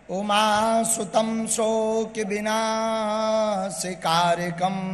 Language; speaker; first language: Hindi; native; Hindi